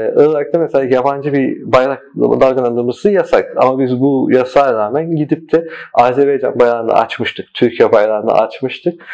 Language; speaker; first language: Turkish; early bilingual, heritage; Turkish